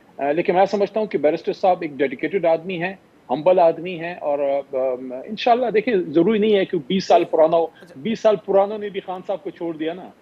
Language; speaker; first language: Urdu; non-native, local second language; Pashto